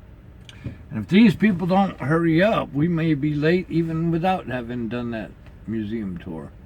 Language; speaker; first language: English; native; English